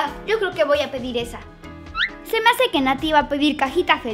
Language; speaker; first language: Spanish; native; Spanish